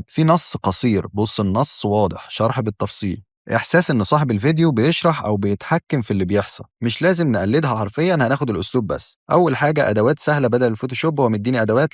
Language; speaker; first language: Arabic; native; Arabic